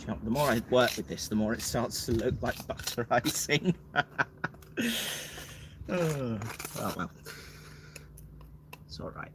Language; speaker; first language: English; native; English